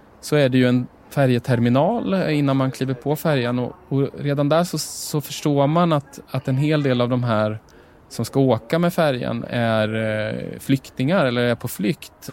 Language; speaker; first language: Swedish; native; Swedish